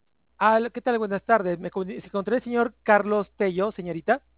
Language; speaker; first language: Spanish; native; Spanish